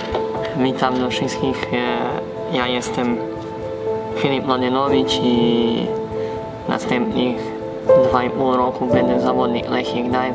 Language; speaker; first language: Polish; non-native, fluent; Serbian